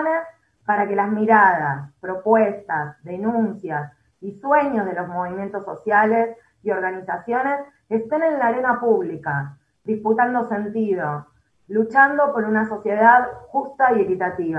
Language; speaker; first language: Spanish; native; Spanish